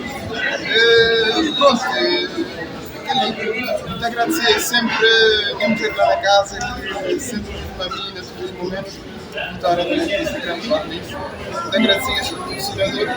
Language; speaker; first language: Portuguese; non-native, local second language; Kabuverdianu